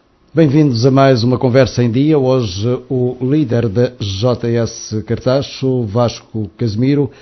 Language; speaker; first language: Portuguese; native; Portuguese